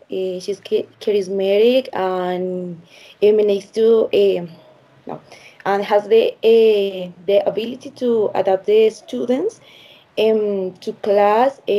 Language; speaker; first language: English; non-native, learner; Spanish